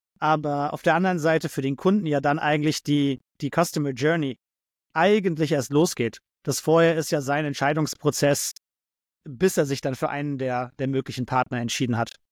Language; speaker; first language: German; native; German